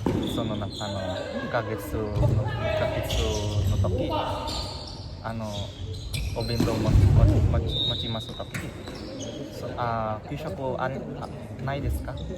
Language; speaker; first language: Japanese; non-native, learner; Indonesian